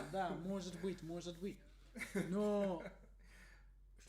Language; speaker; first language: Russian; non-native, learner; English